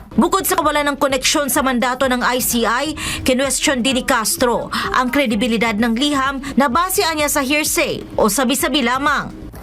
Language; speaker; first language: Filipino; native; Filipino